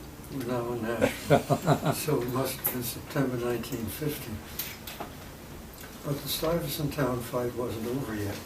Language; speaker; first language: English; native; English